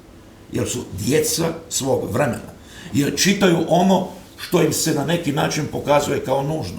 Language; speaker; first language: Croatian; native; Croatian